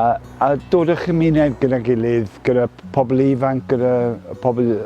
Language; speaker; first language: Welsh; non-native, local second language; English